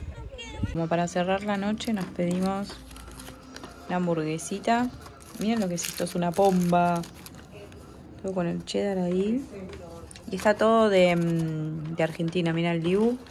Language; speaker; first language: Spanish; native; Spanish